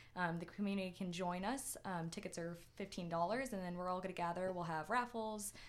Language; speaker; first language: English; native; English